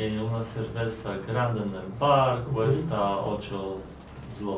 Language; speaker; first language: Spanish; non-native, learner; Polish